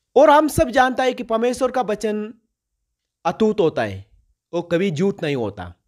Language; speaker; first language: Hindi; non-native, local second language; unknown